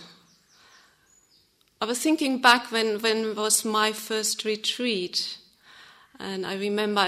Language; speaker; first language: English; non-native, fluent; German